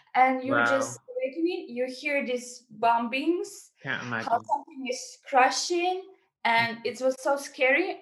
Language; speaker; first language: English; non-native, fluent; Ukrainian